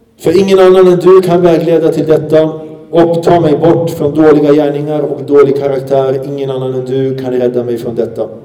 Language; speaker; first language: Swedish; early bilingual, other home language; Arabic